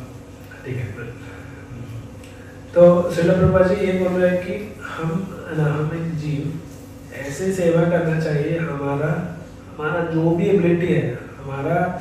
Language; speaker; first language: Hindi; non-native, fluent; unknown